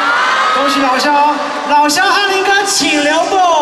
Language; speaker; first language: Chinese; native; Chinese